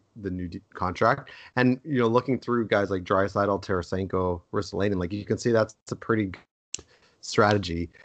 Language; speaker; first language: English; native; English